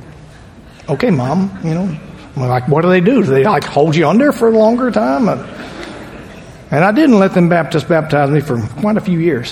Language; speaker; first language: English; native; English